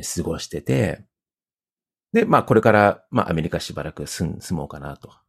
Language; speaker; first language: Japanese; early bilingual, heritage; Japanese